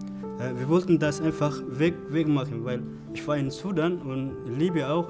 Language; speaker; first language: German; non-native, learner; Oromo